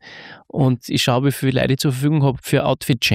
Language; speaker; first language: German; native; German